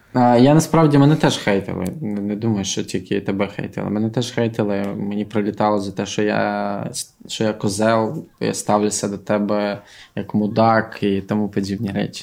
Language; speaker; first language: Ukrainian; non-native, local second language; Russian